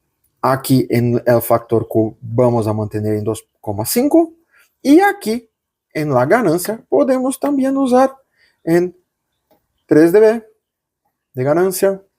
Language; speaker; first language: Spanish; non-native, local second language; Portuguese